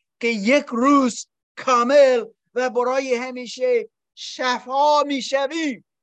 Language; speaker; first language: Persian; non-native, learner; English